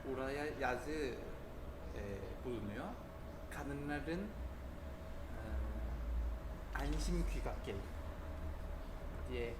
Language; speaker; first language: Turkish; non-native, learner; Korean